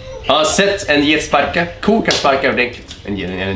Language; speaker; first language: Swedish; native; Swedish